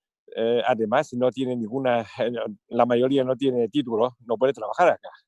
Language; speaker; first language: Spanish; non-native, learner; Chinese